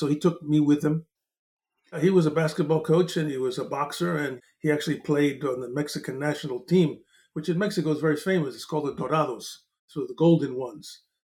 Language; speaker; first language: English; native; English